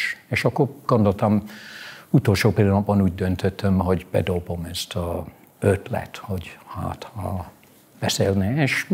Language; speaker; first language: Hungarian; non-native, fluent; English